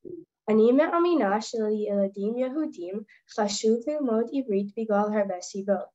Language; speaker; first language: Hebrew; non-native, learner; English